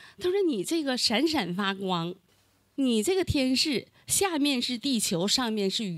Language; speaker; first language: Chinese; native; Chinese